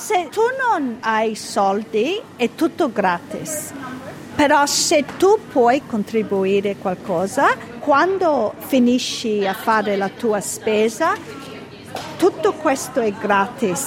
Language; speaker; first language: Italian; early bilingual, heritage; Italian